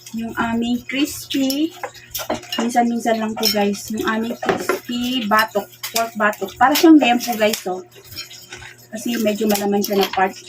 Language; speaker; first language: Filipino; non-native, local second language; Cebuano